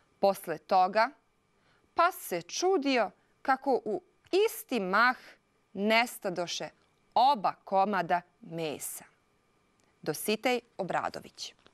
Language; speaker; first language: Serbian; non-native, local second language; Hungarian